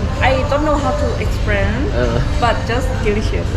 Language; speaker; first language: English; non-native, learner; Thai